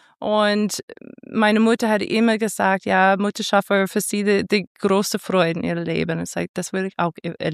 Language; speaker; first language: German; non-native, fluent; English